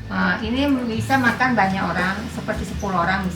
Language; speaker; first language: Indonesian; native; Indonesian